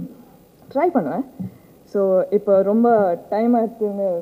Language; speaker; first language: Tamil; non-native, learner; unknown